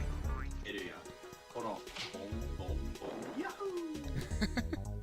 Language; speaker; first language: Japanese; non-native, learner; English